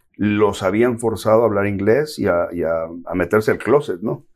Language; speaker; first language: Spanish; native; Spanish